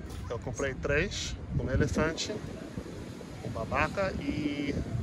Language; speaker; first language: Portuguese; non-native, learner; English